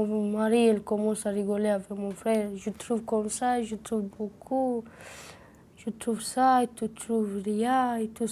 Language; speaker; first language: French; non-native, learner; Romanian